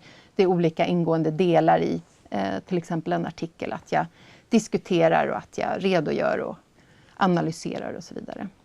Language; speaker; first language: Swedish; native; Swedish